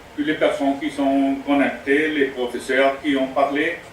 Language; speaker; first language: French; non-native, learner; Spanish